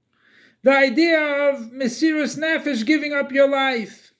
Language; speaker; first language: English; native; English